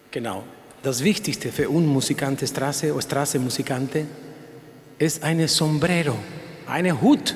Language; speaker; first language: German; non-native, learner; Spanish